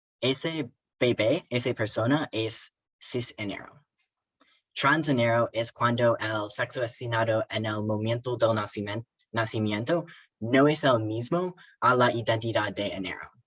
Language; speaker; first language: Spanish; non-native, learner; English